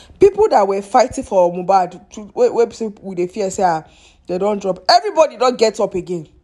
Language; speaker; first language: Nigerian Pidgin; non-native, local second language; Yoruba